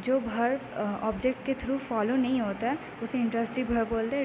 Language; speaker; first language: Hindi; native; Hindi